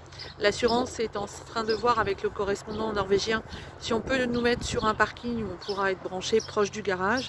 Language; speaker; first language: French; native; French